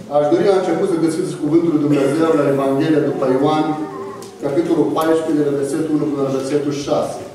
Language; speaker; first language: Romanian; non-native, fluent; Arabic